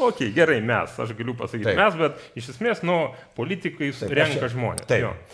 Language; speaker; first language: Lithuanian; non-native, fluent; Georgian